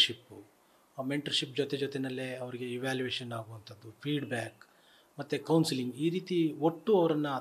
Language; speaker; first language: Kannada; native; Kannada